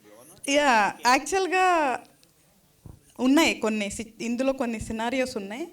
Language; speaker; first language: Telugu; native; Telugu